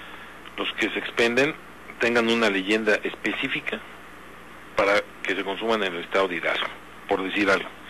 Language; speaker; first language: Spanish; native; Spanish